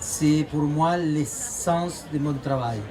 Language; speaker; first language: French; non-native, fluent; Spanish